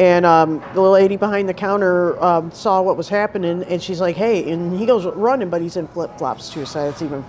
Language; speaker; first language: English; native; English